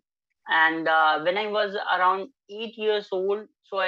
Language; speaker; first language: English; non-native, local second language; Hindi